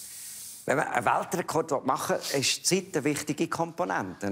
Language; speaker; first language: German; native; German